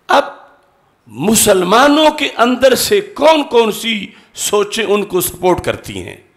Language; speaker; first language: Urdu; non-native, local second language; Punjabi